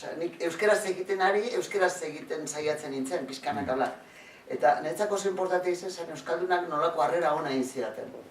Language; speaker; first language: Basque; non-native, local second language; Spanish